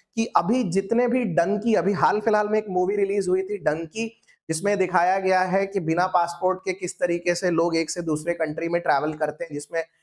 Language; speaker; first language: Hindi; non-native, local second language; Marathi